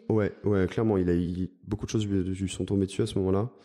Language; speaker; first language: French; native; French